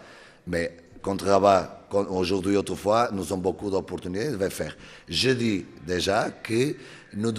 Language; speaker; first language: French; non-native, learner; Portuguese